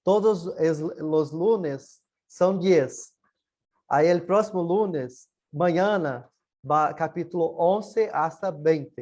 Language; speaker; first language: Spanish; non-native, learner; Portuguese